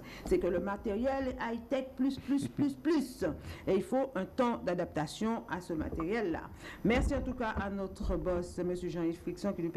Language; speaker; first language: French; native; French